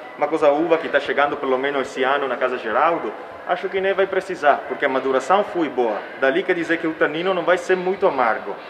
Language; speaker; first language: Portuguese; early bilingual, heritage; Italian